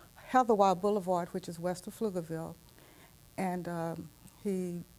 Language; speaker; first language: English; native; English